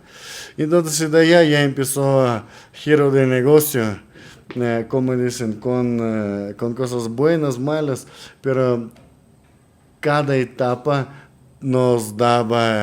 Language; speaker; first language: Spanish; non-native, learner; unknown